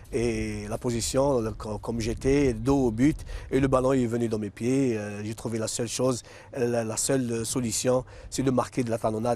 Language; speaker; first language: French; non-native, local second language; Arabic